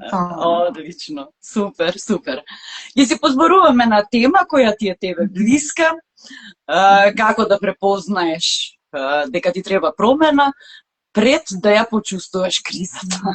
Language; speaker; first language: Macedonian; native; Macedonian